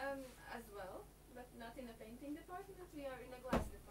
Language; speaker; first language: English; non-native, learner; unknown